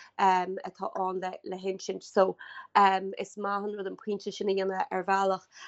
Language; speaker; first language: Irish; native; Irish